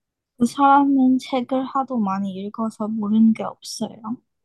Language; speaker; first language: Korean; non-native, learner; Chinese